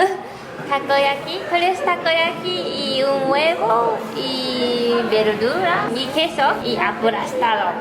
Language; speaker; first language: Spanish; non-native, fluent; Japanese